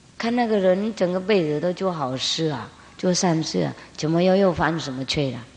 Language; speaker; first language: Chinese; non-native, fluent; Vietnamese